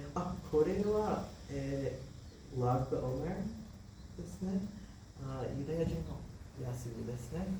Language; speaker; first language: Japanese; non-native, learner; English